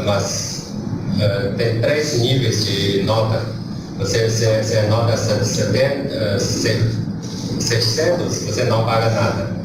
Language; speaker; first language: Portuguese; non-native, learner; Chinese